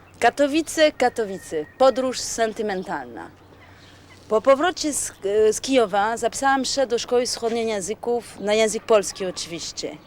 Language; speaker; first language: Polish; non-native, fluent; French